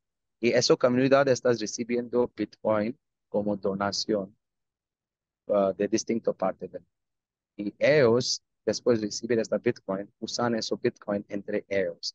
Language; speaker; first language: Spanish; non-native, learner; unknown